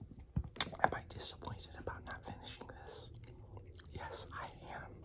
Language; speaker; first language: English; native; English